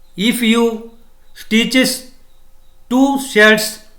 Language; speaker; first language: English; non-native, local second language; Kannada